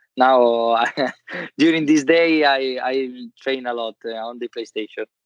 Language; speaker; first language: English; non-native, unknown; Italian